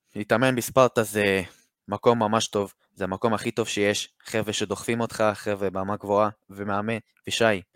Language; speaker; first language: Hebrew; native; Hebrew